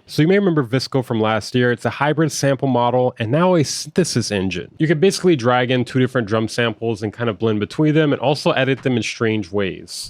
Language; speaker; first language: English; native; English